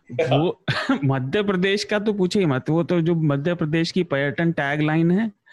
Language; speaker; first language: Hindi; native; Hindi